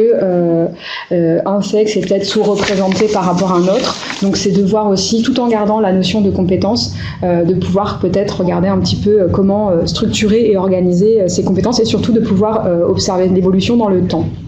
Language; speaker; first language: French; native; French